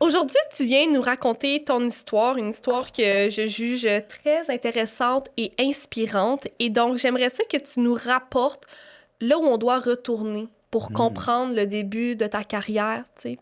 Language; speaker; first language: French; native; French